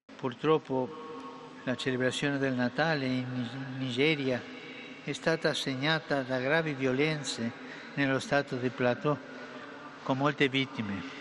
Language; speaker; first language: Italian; non-native, fluent; Spanish